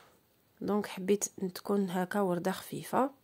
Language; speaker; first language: Arabic; native; Arabic